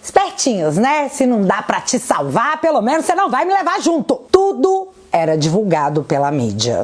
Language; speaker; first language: Portuguese; native; Portuguese